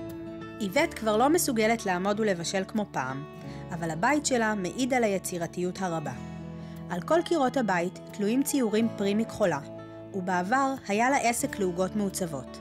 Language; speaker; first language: Hebrew; native; Hebrew